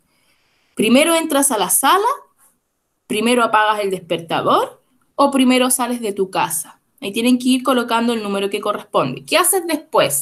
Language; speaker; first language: Spanish; native; Spanish